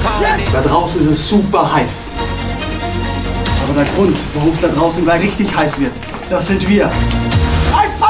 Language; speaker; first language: German; native; German